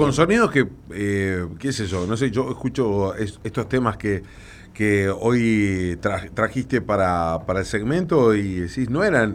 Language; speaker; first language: Spanish; native; Spanish